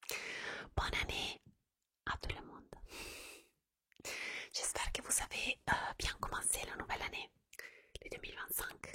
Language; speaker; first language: French; non-native, fluent; Italian